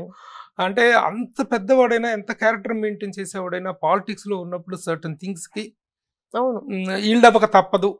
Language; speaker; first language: Telugu; native; Telugu